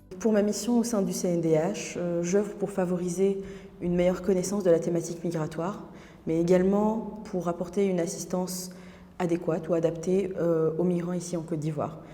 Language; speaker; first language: French; non-native, local second language; Arabic